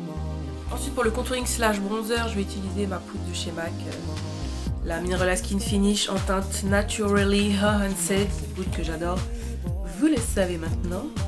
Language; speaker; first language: French; native; French